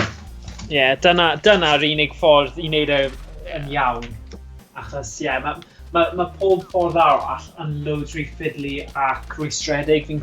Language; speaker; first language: Welsh; native; Welsh